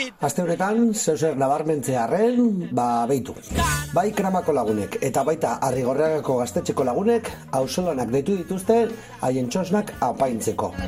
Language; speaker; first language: Basque; native; Basque